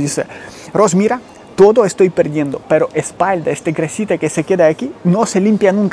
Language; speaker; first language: Spanish; non-native, fluent; Ukrainian